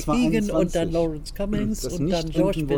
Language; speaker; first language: German; native; German